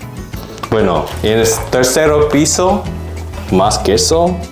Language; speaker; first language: Spanish; non-native, learner; Korean